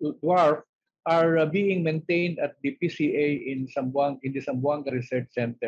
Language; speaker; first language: English; non-native, local second language; Filipino